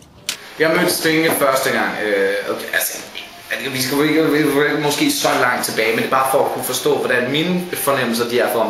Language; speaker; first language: Danish; native; Danish